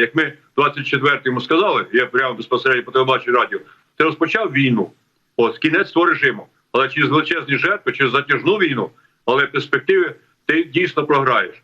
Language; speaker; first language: Ukrainian; native; Ukrainian